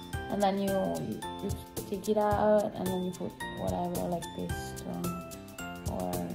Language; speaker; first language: English; non-native, fluent; Italian